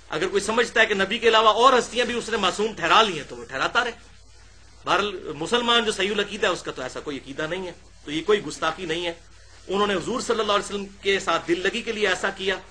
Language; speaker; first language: Urdu; non-native, local second language; Punjabi